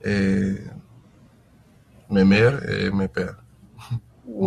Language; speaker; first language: French; non-native, learner; English